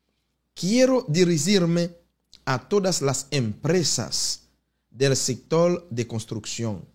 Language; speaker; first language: Spanish; non-native, fluent; Haitian Creole